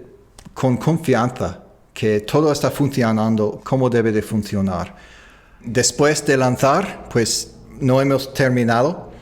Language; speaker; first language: Spanish; non-native, fluent; English